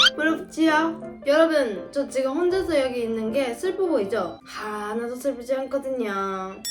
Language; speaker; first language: Korean; non-native, fluent; Japanese